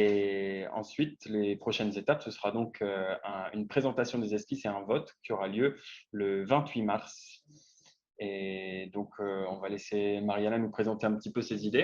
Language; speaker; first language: French; native; French